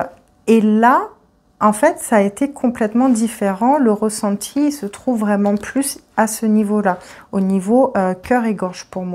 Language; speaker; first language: French; native; French